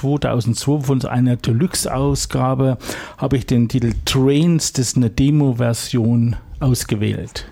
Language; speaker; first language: German; native; German